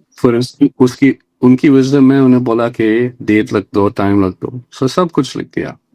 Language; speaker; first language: Hindi; non-native, local second language; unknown